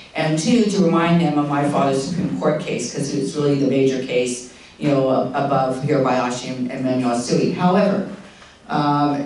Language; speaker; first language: English; native; English